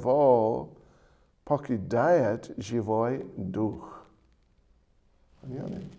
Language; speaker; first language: Russian; non-native, learner; English